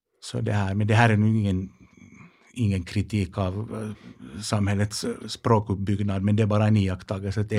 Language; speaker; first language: Swedish; non-native, local second language; Finnish